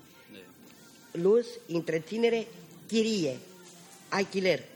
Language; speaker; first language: Spanish; non-native, learner; Romany